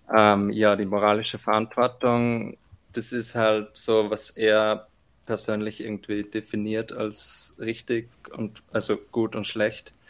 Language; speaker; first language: German; native; German